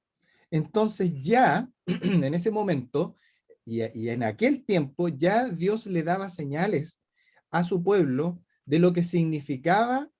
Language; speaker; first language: Spanish; native; Spanish